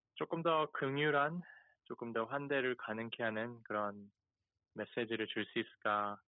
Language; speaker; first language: Korean; early bilingual, heritage; Korean